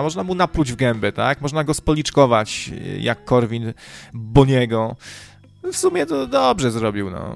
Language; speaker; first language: Polish; native; Polish